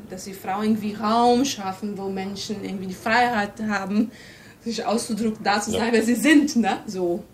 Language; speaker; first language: German; non-native, fluent; Portuguese